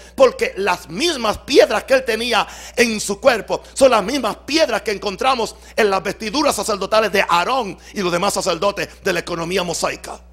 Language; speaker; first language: Spanish; native; Spanish